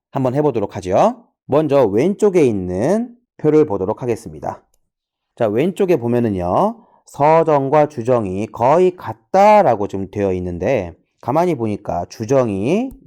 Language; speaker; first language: Korean; native; Korean